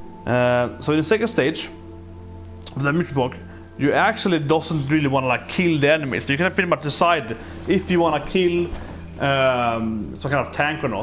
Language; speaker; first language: English; non-native, fluent; Swedish